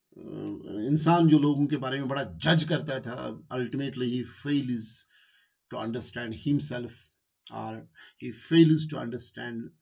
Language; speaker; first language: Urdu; non-native, local second language; Kashmiri